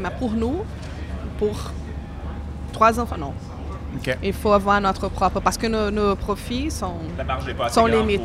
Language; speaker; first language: French; non-native, fluent; Portuguese